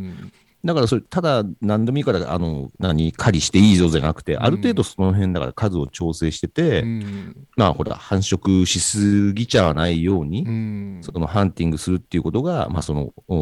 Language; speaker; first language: Japanese; native; Japanese